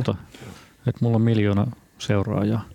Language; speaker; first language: Finnish; native; Finnish